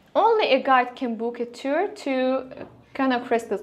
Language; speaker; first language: English; non-native, fluent; Azerbaijani